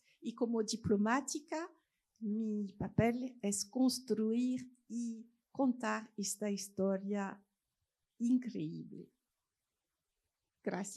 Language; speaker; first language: Spanish; non-native, fluent; French